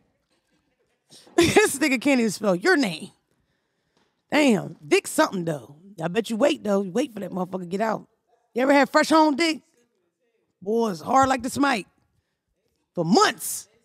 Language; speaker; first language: English; native; English